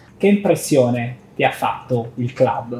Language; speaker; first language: Italian; native; Italian